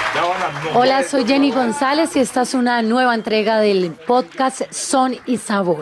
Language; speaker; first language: Spanish; native; Spanish